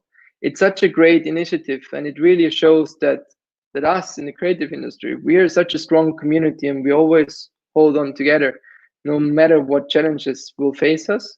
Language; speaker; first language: English; non-native, fluent; German